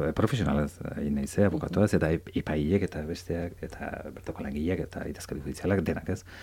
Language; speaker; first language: Basque; native; Basque